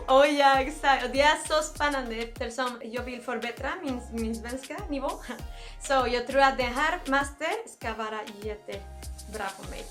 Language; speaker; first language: Swedish; non-native, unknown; Spanish